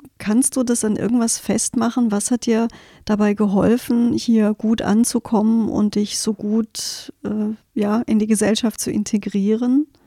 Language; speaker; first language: German; native; German